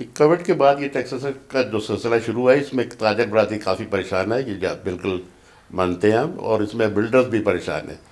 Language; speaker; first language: Urdu; non-native, local second language; Punjabi